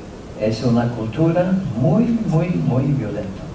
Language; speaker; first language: Spanish; non-native, fluent; Norwegian